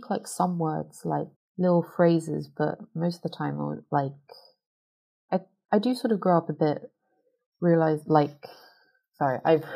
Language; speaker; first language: English; native; English